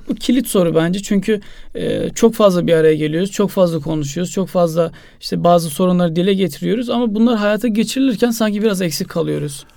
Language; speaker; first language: Turkish; native; Turkish